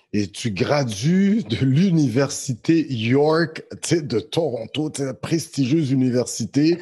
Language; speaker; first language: French; native; French